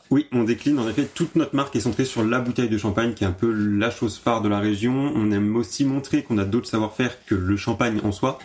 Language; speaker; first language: French; native; French